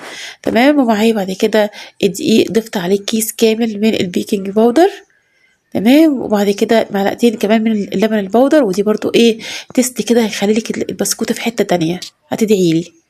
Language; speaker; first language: Arabic; native; Arabic